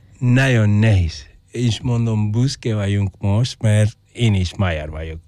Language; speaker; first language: Hungarian; non-native, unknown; Spanish